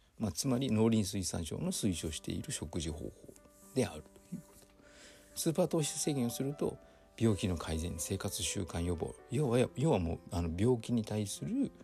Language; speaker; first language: Japanese; native; Japanese